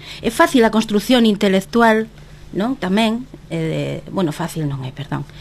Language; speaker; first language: Galician; early bilingual, heritage; Galician